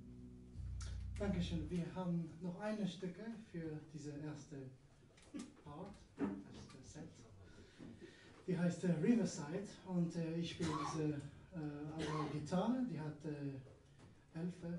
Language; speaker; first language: German; non-native, learner; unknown